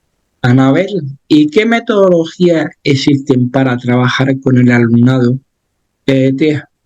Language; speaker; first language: Spanish; native; Spanish